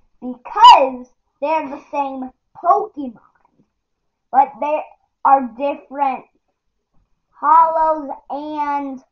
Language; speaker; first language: English; native; English